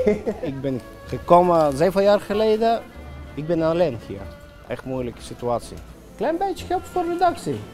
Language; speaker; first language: Dutch; non-native, learner; Bulgarian